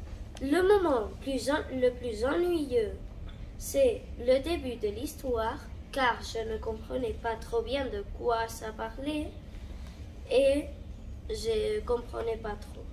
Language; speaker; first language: French; non-native, learner; Catalan